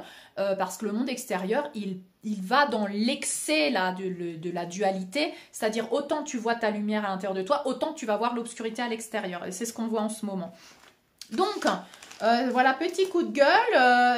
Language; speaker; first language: French; native; French